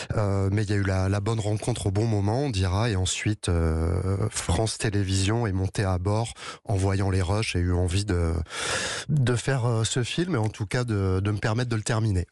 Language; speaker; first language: French; native; French